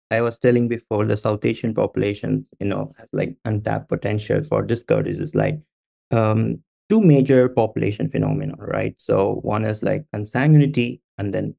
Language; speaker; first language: English; non-native, local second language; Tamil